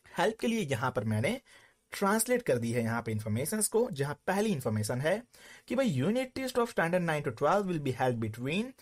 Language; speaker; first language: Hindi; non-native, local second language; Gujarati